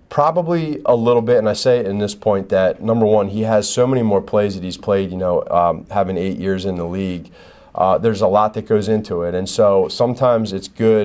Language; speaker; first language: English; native; English